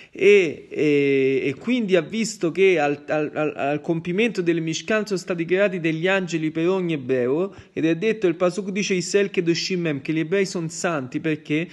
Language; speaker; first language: Italian; native; Italian